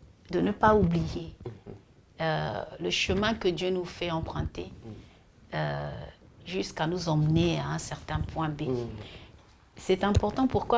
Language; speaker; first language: French; non-native, local second language; Lingala